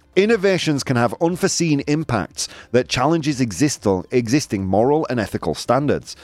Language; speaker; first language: English; native; English